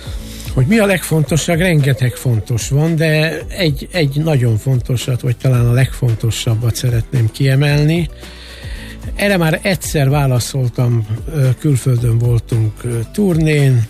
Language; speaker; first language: Hungarian; native; Hungarian